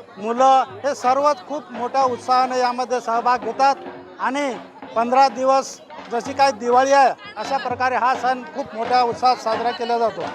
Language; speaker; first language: Marathi; non-native, local second language; Lambadi